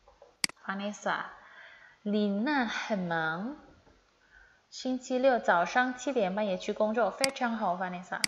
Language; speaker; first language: Chinese; non-native, fluent; Indonesian